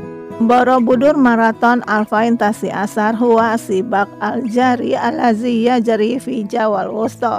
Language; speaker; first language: Arabic; non-native, learner; Indonesian